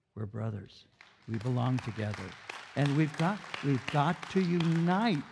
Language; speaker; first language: English; early bilingual, other home language; Spanish